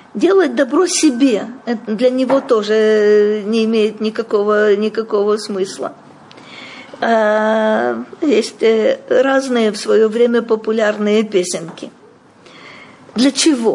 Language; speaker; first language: Russian; native; Russian